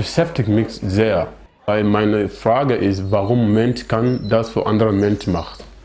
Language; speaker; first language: German; non-native, learner; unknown